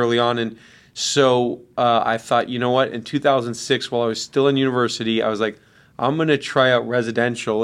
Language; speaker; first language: English; native; English